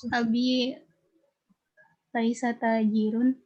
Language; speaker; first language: Arabic; non-native, learner; Indonesian